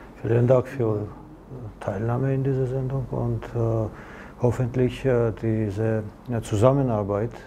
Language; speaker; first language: German; non-native, learner; Georgian